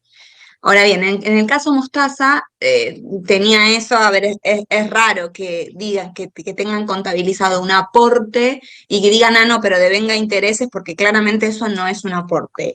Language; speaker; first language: Spanish; native; Spanish